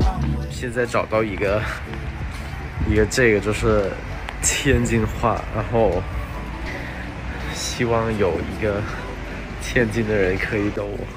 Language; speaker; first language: Chinese; non-native, fluent; Thai